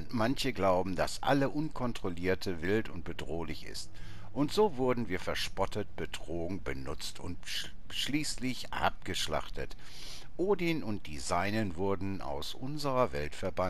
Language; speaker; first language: German; native; German